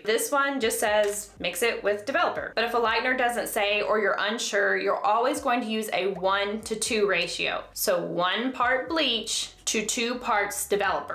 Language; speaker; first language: English; native; English